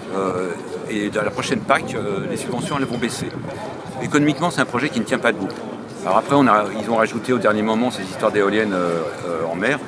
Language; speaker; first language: French; native; French